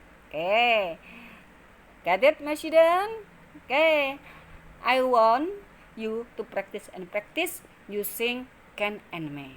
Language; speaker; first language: English; non-native, learner; Indonesian